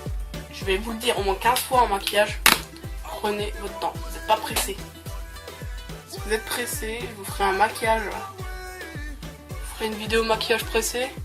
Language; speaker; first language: French; native; French